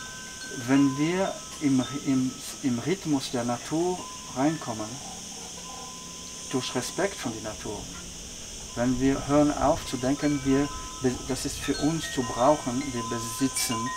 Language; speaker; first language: German; non-native, fluent; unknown